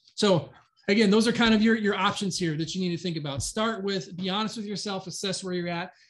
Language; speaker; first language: English; native; English